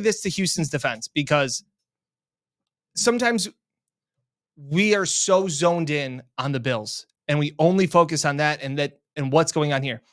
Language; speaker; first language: English; native; English